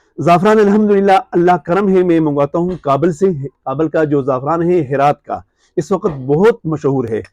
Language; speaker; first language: Urdu; non-native, local second language; Pashto